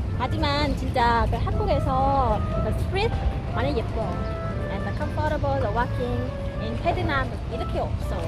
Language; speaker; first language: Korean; non-native, learner; Vietnamese